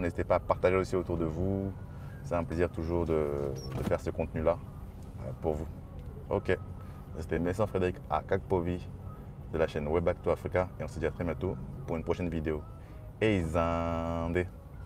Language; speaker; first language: French; native; French